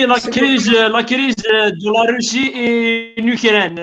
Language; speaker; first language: French; non-native, learner; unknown